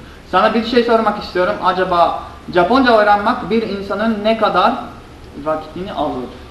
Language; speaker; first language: Turkish; non-native, fluent; Japanese